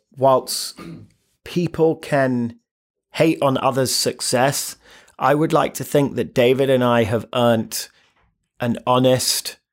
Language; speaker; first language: English; native; English